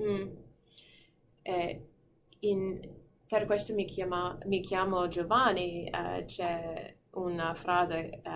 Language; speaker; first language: Italian; non-native, fluent; English